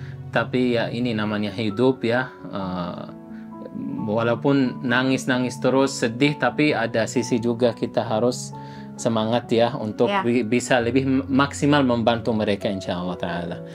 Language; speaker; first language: Indonesian; non-native, fluent; Arabic